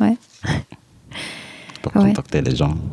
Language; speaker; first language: French; non-native, learner; Arabic